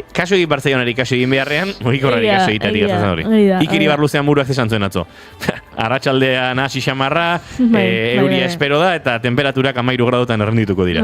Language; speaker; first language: Basque; native; Basque